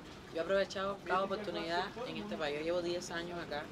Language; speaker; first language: Spanish; native; Spanish